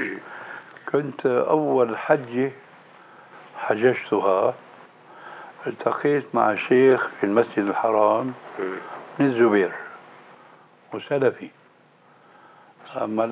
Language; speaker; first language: Arabic; native; Arabic